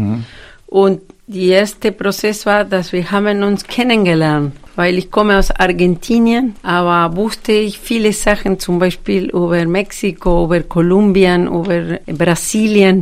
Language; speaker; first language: German; non-native, fluent; Spanish